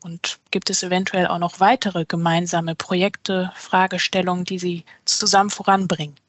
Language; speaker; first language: German; native; German